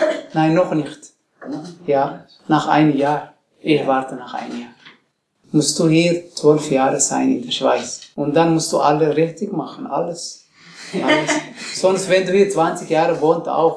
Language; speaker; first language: German; non-native, learner; Tigrinya